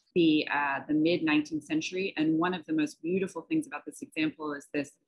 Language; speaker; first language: English; native; English